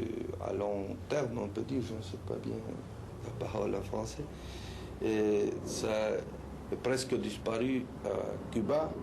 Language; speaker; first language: French; non-native, fluent; Spanish